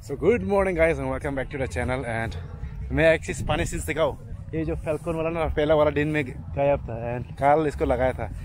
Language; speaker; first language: Hindi; non-native, local second language; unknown